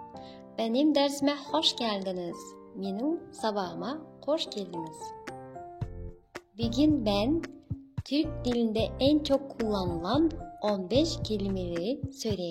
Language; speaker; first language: Turkish; non-native, fluent; Kazakh